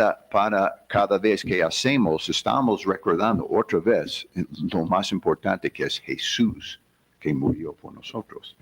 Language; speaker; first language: Spanish; non-native, fluent; English